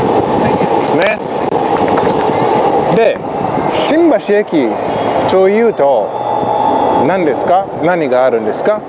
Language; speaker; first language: Japanese; non-native, learner; Swahili